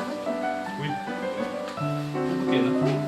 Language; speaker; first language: French; non-native, fluent; Vietnamese